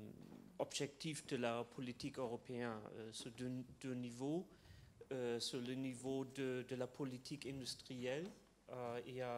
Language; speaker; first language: French; non-native, fluent; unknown